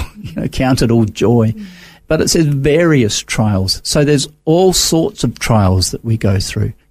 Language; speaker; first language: English; native; English